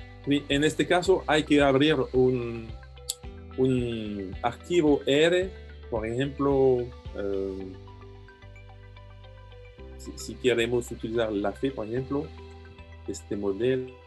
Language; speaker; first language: Spanish; non-native, fluent; French